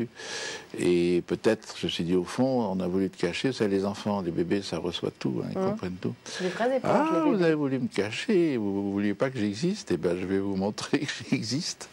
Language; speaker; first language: French; native; French